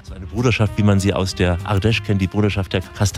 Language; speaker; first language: German; native; German